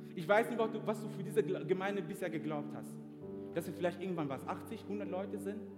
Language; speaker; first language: German; non-native, fluent; French